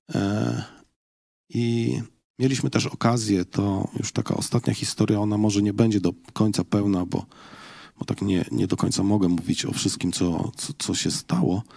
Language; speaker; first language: Polish; native; Polish